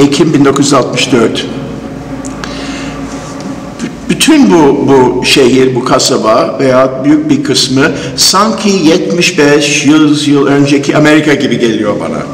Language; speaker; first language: Turkish; non-native, fluent; English